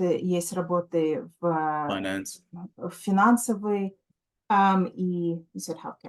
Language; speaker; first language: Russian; early bilingual, heritage; Russian